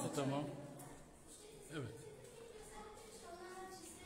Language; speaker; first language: Turkish; native; Turkish